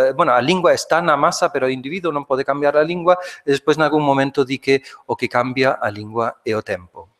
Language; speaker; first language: Galician; non-native, fluent; German